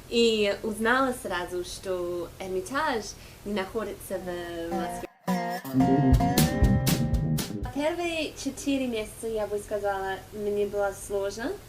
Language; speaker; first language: Russian; non-native, fluent; English